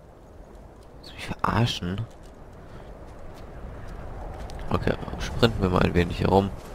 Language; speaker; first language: German; native; German